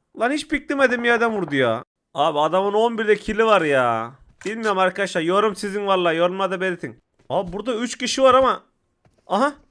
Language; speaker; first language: Turkish; native; Turkish